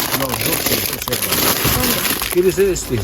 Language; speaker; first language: Spanish; non-native, learner; Arabic